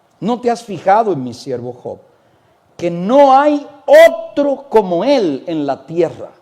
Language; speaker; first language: Spanish; native; Spanish